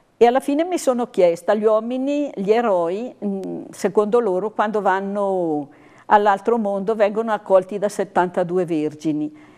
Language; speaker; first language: Italian; native; Italian